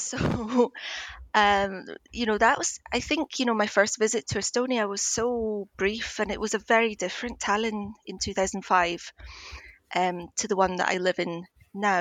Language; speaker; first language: English; native; English